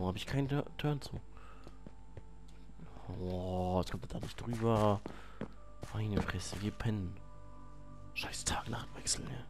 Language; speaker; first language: German; native; German